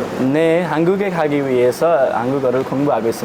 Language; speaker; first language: Korean; non-native, learner; Nepali